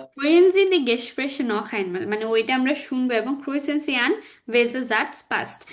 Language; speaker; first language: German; non-native, fluent; Bangla